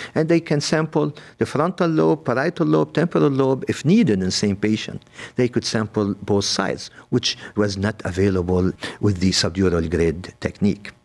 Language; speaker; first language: English; non-native, fluent; Arabic